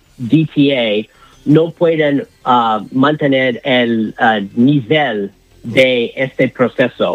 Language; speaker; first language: Spanish; non-native, learner; English